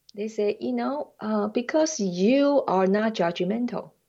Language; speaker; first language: English; non-native, fluent; Chinese